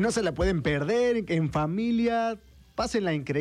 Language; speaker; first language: Spanish; native; Spanish